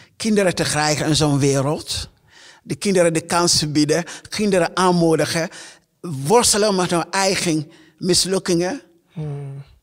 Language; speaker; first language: Dutch; non-native, fluent; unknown